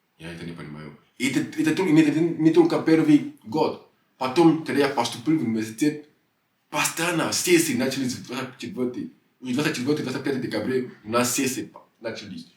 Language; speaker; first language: Russian; non-native, fluent; French